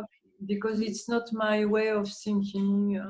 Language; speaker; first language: English; non-native, learner; French